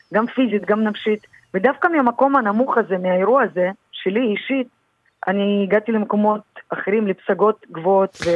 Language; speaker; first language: Hebrew; early bilingual, other home language; Russian